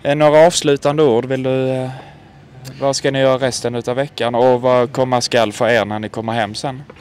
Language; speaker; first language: Swedish; native; Swedish